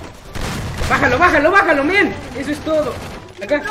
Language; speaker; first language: Spanish; native; Spanish